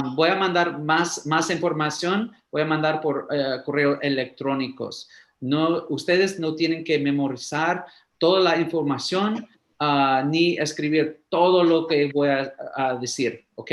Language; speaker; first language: Spanish; early bilingual, heritage; English